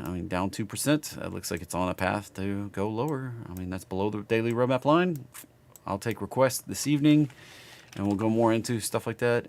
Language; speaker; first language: English; native; English